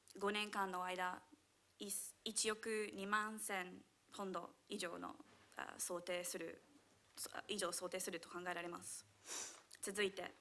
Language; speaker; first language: Japanese; non-native, fluent; English